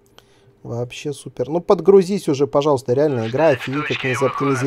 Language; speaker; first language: Russian; native; Russian